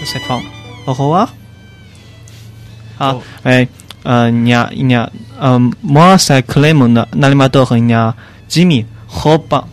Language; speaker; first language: French; non-native, learner; Chinese